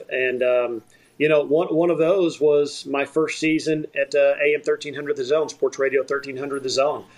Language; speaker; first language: English; native; English